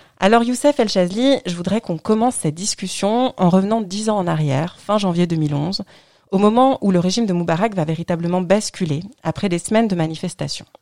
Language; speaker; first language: French; native; French